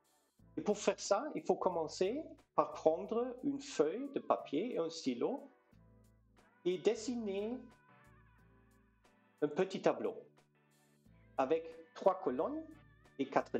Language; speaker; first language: French; non-native, fluent; German